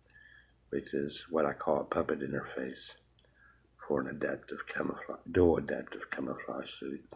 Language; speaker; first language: English; native; English